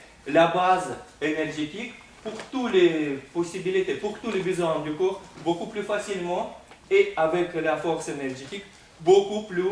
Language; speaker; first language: French; non-native, fluent; Russian